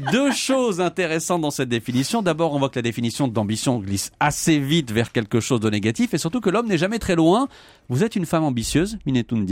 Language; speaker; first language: French; native; French